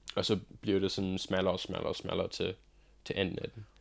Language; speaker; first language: Danish; non-native, fluent; English